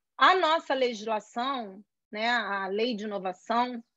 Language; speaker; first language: Portuguese; native; Portuguese